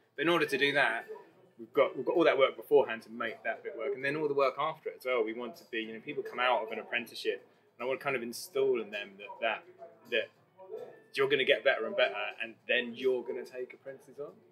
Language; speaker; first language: English; native; English